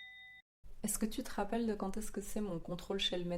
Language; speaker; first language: French; native; French